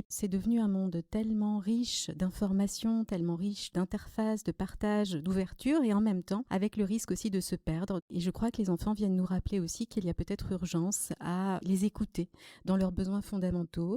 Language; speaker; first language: French; native; French